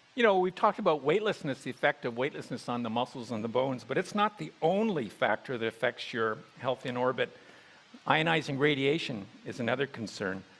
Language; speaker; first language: English; native; English